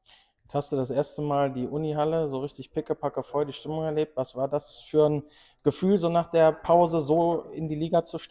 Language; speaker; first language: German; native; German